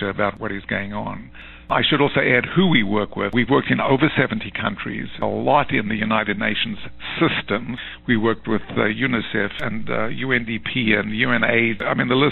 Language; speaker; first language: English; native; English